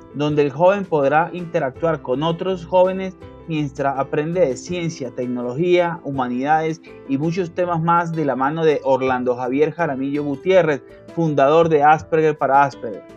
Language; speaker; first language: Spanish; native; Spanish